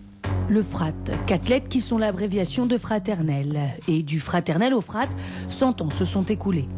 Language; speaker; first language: French; native; French